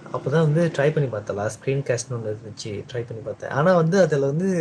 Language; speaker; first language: Tamil; early bilingual, heritage; Tamil